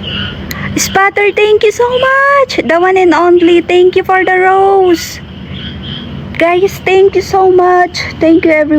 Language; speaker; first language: English; non-native, learner; Filipino